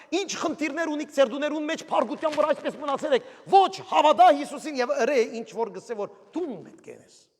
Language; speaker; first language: Armenian; early bilingual, heritage; Armenian